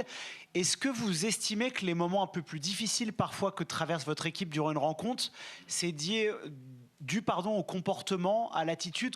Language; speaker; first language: French; native; French